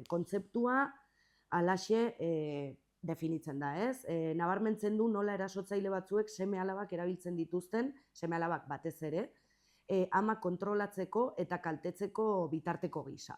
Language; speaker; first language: Basque; native; Basque